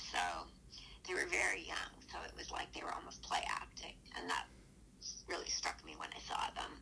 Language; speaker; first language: English; native; English